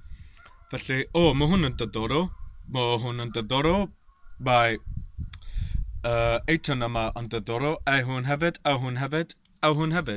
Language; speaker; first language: Welsh; non-native, learner; English